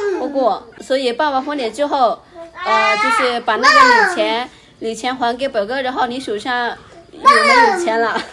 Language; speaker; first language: Chinese; non-native, fluent; Lao